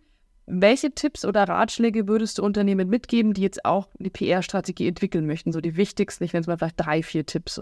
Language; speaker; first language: German; native; German